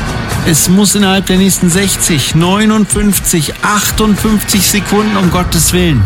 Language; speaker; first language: German; native; German